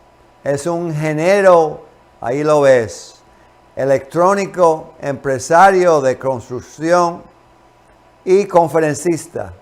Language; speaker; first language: Spanish; non-native, fluent; English